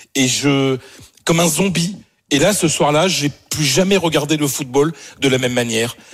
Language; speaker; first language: French; native; French